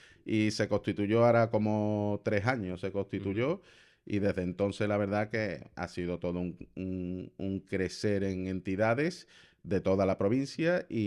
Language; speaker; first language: Spanish; native; Spanish